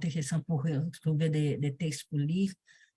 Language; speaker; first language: French; non-native, learner; Portuguese